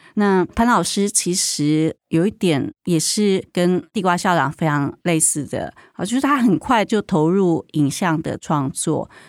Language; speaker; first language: Chinese; native; Chinese